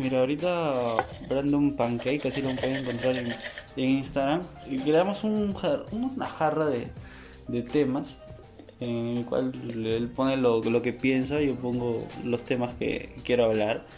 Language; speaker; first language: Spanish; native; Spanish